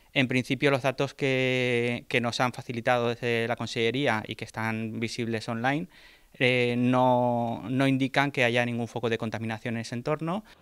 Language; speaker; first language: Spanish; native; Spanish